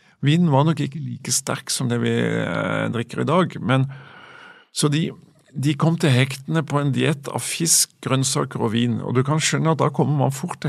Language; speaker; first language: Norwegian; native; Norwegian